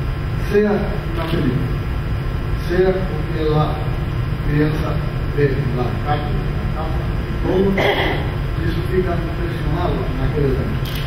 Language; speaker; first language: Spanish; non-native, learner; Portuguese